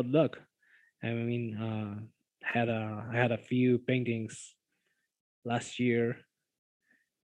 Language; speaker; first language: English; non-native, fluent; Spanish